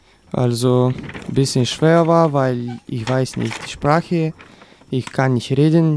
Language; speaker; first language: German; non-native, learner; Bulgarian